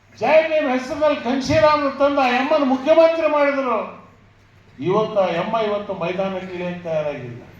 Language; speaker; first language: Kannada; non-native, local second language; Urdu